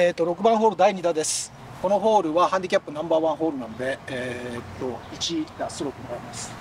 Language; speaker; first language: Japanese; native; Japanese